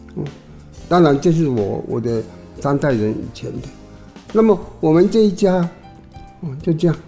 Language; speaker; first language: Chinese; non-native, local second language; Hakka Chinese